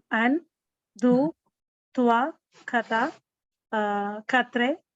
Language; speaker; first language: French; non-native, learner; Tamil